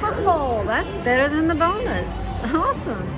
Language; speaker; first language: English; native; English